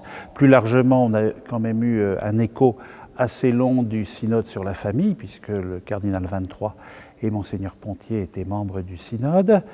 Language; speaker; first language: French; native; French